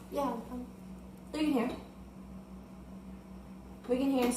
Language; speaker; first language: English; native; English